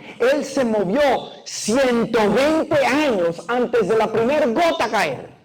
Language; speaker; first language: Spanish; native; Spanish